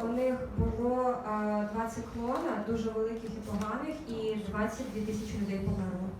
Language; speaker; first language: Ukrainian; native; Ukrainian